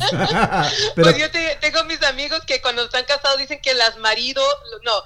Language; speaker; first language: Spanish; early bilingual, heritage; Spanish